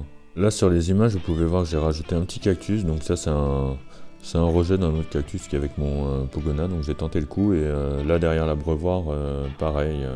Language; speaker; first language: French; native; French